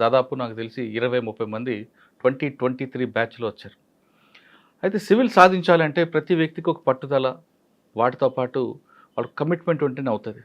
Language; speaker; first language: Telugu; native; Telugu